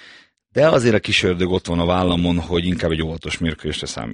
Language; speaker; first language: Hungarian; native; Hungarian